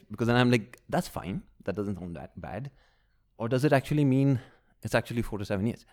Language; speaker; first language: English; early bilingual, other home language; Malayalam